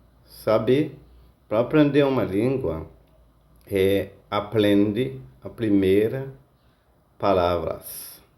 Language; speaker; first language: Portuguese; non-native, learner; Haitian Creole